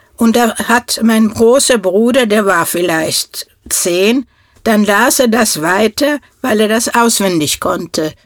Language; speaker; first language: German; non-native, fluent; Norwegian